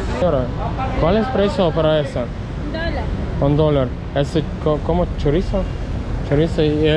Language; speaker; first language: Spanish; non-native, learner; Russian